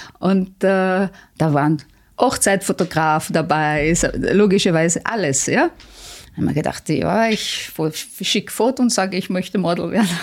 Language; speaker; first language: German; non-native, fluent; Italian